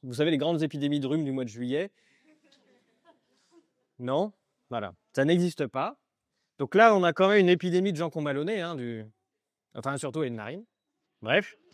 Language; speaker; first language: French; native; French